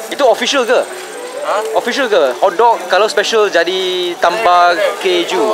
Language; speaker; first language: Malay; non-native, local second language; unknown